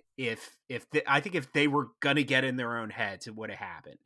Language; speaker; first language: English; native; English